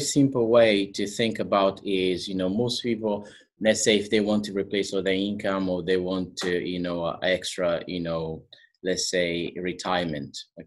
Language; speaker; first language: English; non-native, fluent; Portuguese